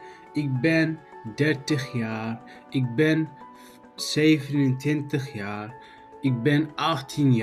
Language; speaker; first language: Dutch; non-native, fluent; Tigrinya